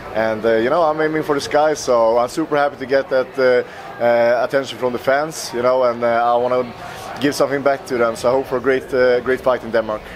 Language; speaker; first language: English; non-native, fluent; Swedish